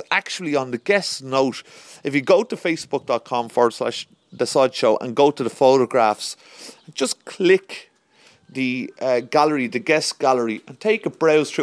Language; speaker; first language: English; native; English